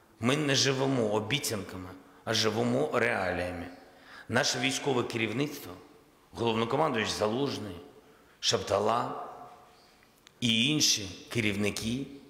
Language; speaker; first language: Ukrainian; non-native, local second language; Russian